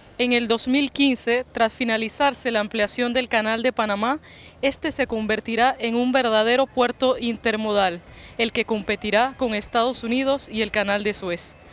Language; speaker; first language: Spanish; native; Spanish